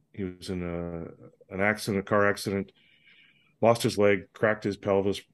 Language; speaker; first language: English; native; English